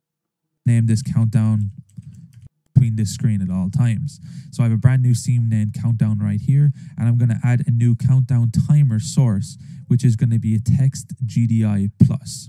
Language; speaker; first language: English; native; English